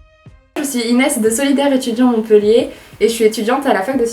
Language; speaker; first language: French; native; French